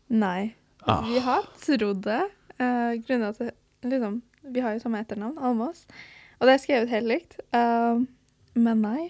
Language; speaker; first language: Norwegian; early bilingual, other home language; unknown